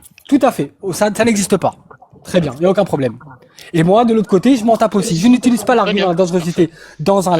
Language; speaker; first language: French; native; French